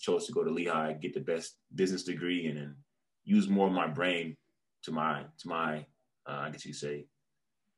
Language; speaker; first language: English; native; English